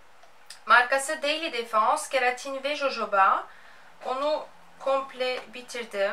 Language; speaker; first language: Turkish; non-native, fluent; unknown